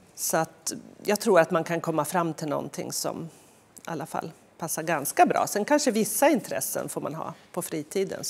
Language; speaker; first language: Swedish; native; Swedish